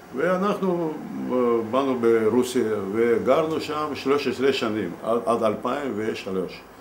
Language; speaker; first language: Hebrew; non-native, learner; Russian